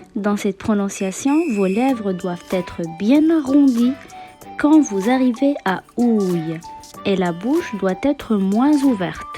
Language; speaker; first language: French; non-native, local second language; Arabic